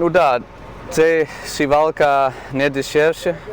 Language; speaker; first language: Ukrainian; non-native, learner; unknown